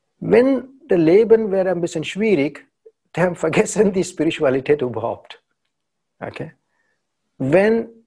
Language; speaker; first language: German; non-native, learner; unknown